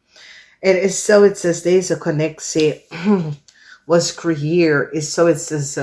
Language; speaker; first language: Dutch; non-native, learner; English